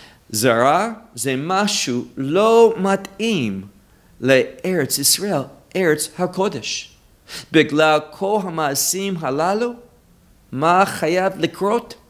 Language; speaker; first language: Hebrew; non-native, fluent; English